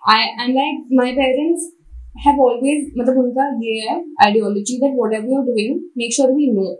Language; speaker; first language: Hindi; native; Hindi